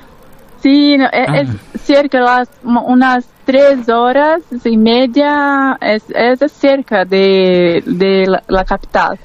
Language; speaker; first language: Spanish; non-native, learner; Portuguese